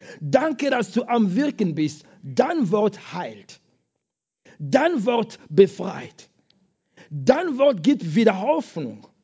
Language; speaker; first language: German; non-native, fluent; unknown